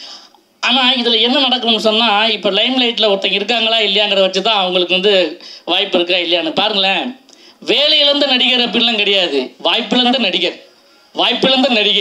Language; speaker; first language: Tamil; native; Tamil